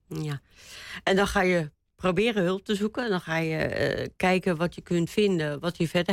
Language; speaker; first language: Dutch; native; Dutch